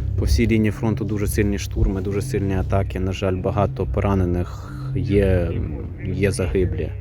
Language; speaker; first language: Ukrainian; non-native, local second language; Russian